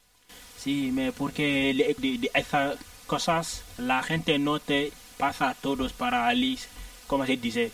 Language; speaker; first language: Spanish; non-native, learner; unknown